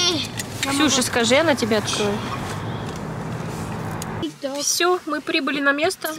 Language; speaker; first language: Russian; native; Russian